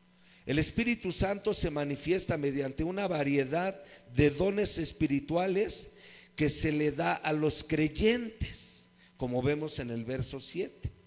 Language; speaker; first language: Spanish; native; Spanish